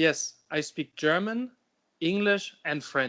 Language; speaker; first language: English; non-native, fluent; German